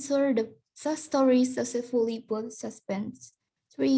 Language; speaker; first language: English; non-native, learner; Indonesian